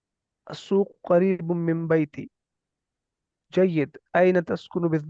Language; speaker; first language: Arabic; non-native, learner; Urdu